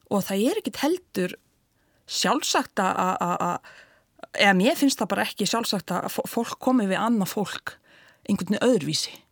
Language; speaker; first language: Icelandic; non-native, fluent; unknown